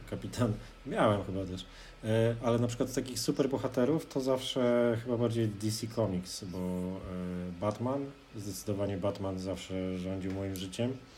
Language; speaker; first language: Polish; native; Polish